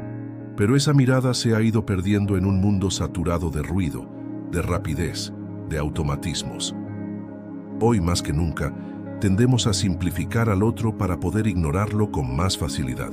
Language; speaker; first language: Spanish; native; Spanish